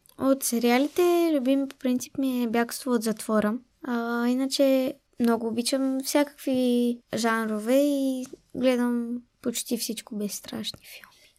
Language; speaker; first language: Bulgarian; early bilingual, heritage; Bulgarian